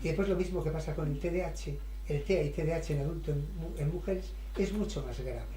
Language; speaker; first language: Spanish; native; Spanish